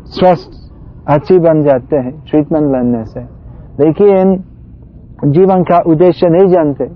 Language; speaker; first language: Hindi; non-native, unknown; English